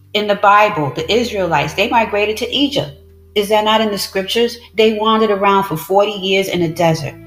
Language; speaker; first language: English; early bilingual, other home language; Spanish